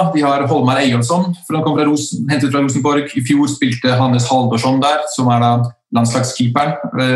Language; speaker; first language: Norwegian; early bilingual, other home language; Icelandic